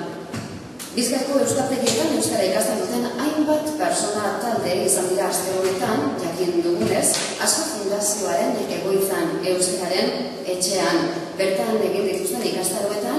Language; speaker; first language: Basque; native; Basque